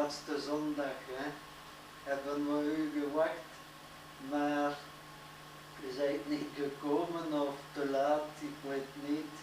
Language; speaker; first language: Dutch; non-native, learner; French